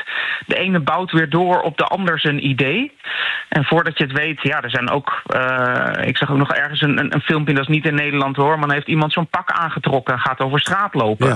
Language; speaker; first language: Dutch; native; Dutch